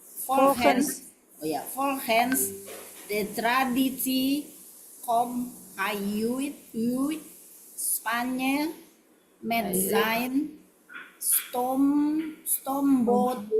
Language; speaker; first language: Dutch; non-native, learner; Indonesian